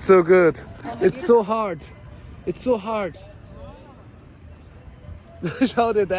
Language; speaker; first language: English; non-native, fluent; German